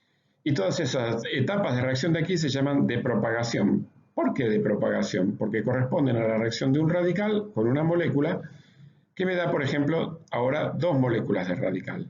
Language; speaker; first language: Spanish; native; Spanish